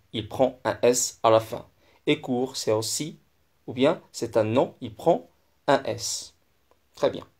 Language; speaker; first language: French; non-native, local second language; Arabic